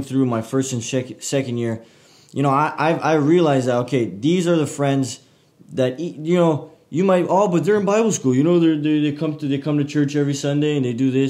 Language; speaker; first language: English; native; English